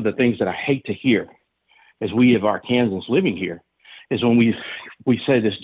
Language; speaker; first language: English; native; English